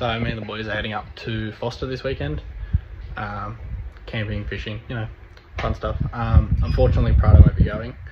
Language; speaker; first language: English; native; English